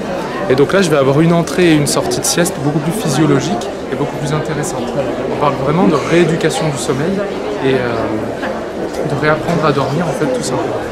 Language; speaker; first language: French; native; French